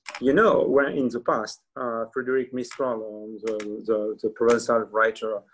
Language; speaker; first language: English; non-native, learner; French